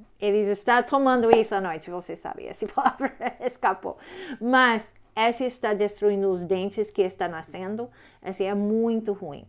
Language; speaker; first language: Portuguese; non-native, learner; English